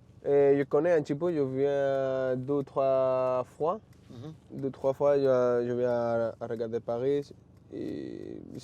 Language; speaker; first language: French; non-native, learner; Spanish